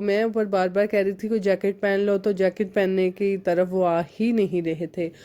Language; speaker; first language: Urdu; non-native, local second language; Punjabi